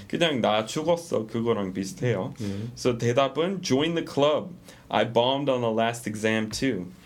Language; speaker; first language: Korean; non-native, fluent; English